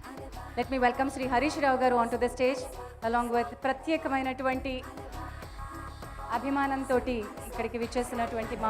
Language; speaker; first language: Telugu; native; Telugu